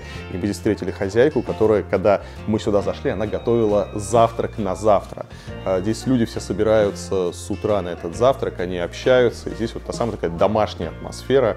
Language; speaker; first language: Russian; native; Russian